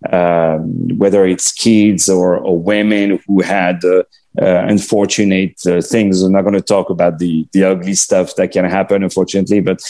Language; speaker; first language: English; non-native, fluent; French